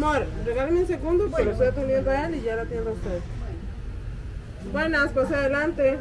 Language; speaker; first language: Spanish; native; Spanish